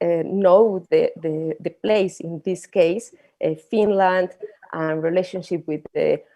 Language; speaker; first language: English; non-native, learner; Spanish